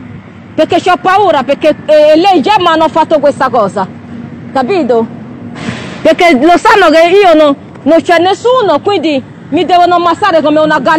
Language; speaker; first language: Italian; non-native, learner; Nigerian Pidgin